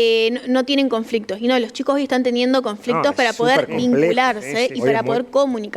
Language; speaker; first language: Spanish; native; Spanish